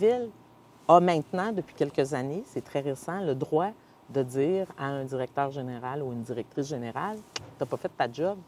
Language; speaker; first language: French; native; French